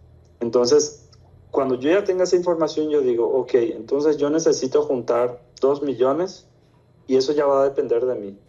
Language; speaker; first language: Spanish; native; Spanish